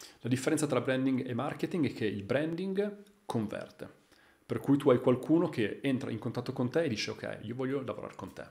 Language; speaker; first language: Italian; native; Italian